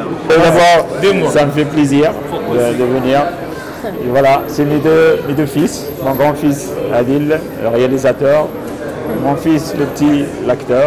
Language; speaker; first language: French; non-native, fluent; Arabic